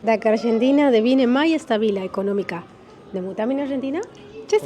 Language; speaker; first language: Romanian; non-native, learner; Spanish